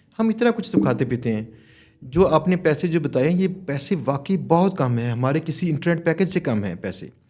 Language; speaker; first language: Urdu; native; Urdu